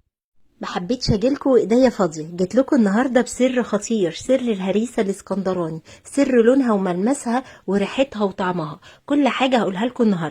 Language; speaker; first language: Arabic; native; Arabic